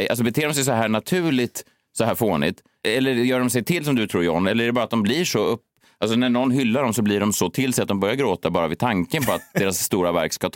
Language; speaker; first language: Swedish; native; Swedish